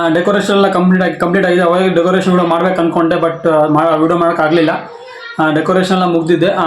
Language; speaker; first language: Kannada; non-native, local second language; Lambadi